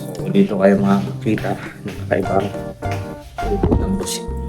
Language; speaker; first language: Filipino; non-native, local second language; Bikol